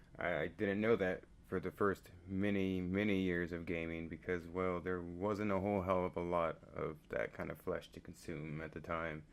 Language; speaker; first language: English; native; English